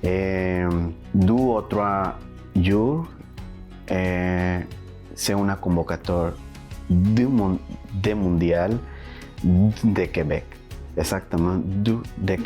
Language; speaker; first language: French; non-native, learner; Spanish